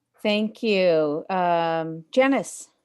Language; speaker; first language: English; native; English